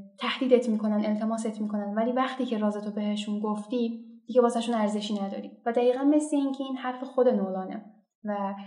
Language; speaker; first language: Persian; non-native, local second language; Azerbaijani